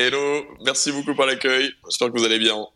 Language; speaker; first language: French; native; French